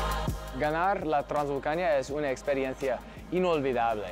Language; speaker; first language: Spanish; non-native, learner; English